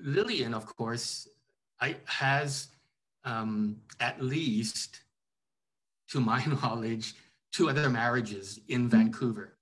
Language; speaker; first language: English; native; English